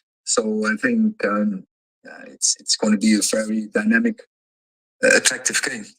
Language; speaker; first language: English; non-native, fluent; Dutch